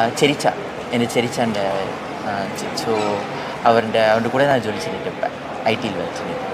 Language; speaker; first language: Malayalam; early bilingual, heritage; Malayalam